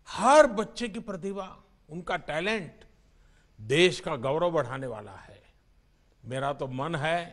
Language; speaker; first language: Hindi; non-native, local second language; Gujarati